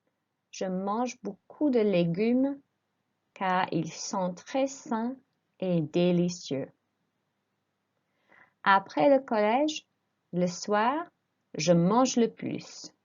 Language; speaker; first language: French; non-native, fluent; English